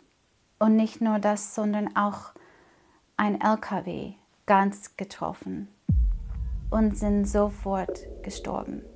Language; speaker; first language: German; non-native, fluent; English